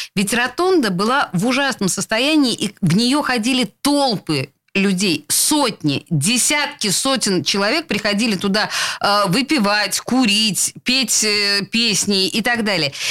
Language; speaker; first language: Russian; native; Russian